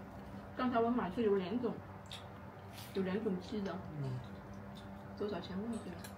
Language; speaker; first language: Chinese; non-native, fluent; Vietnamese